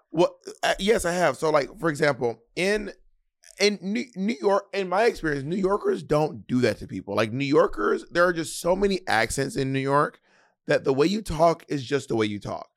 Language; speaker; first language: English; native; English